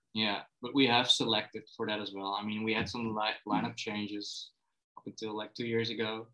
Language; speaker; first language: English; non-native, fluent; Dutch